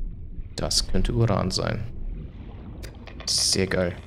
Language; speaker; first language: German; native; German